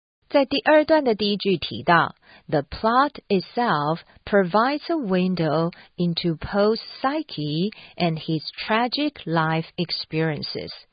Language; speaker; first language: English; non-native, fluent; Chinese